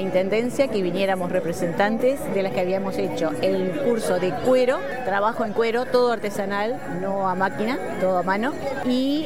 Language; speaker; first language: Spanish; native; Spanish